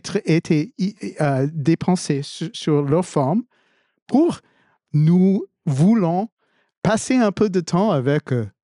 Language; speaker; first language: French; non-native, fluent; English